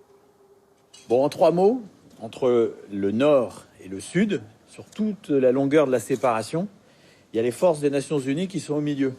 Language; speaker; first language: French; native; French